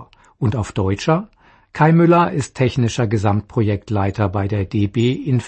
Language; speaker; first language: German; native; German